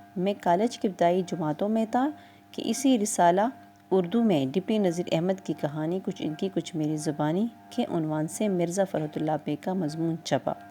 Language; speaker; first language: Urdu; non-native, local second language; Pashto